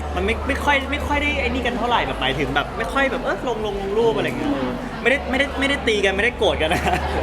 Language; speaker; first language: Thai; native; Thai